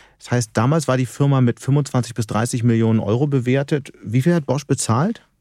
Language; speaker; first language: German; native; German